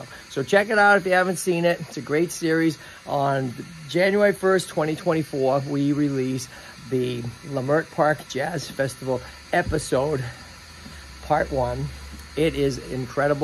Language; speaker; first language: English; native; English